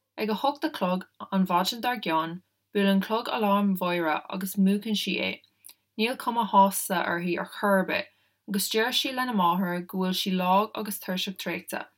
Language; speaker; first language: Irish; non-native, local second language; English